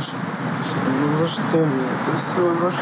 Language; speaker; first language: Russian; native; Russian